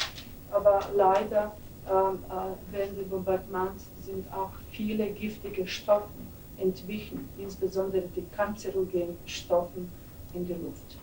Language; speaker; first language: German; non-native, fluent; Serbian